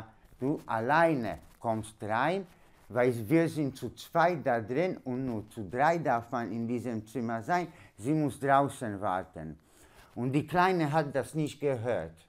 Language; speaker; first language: German; non-native, learner; Polish